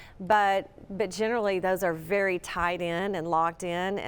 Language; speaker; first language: English; native; English